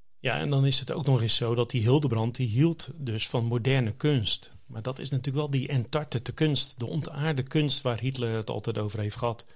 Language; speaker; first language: Dutch; native; Dutch